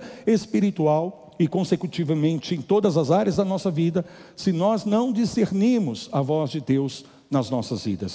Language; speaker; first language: Portuguese; native; Portuguese